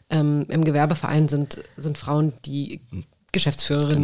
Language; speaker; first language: German; native; German